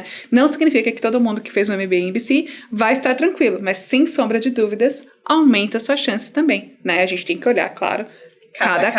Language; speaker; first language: Portuguese; native; Portuguese